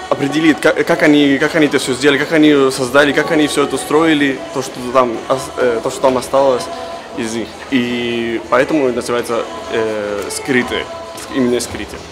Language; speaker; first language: Russian; non-native, learner; Spanish